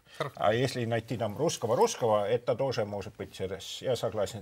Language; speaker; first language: Russian; non-native, local second language; Estonian